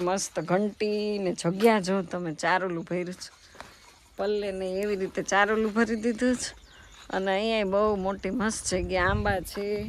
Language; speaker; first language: Gujarati; native; Gujarati